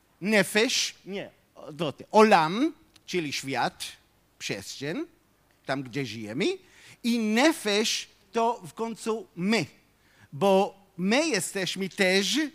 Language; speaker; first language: Polish; non-native, fluent; Hebrew